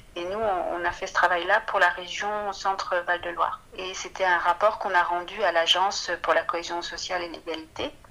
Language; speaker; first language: French; native; French